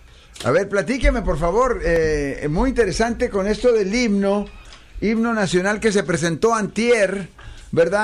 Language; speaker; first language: Spanish; native; Spanish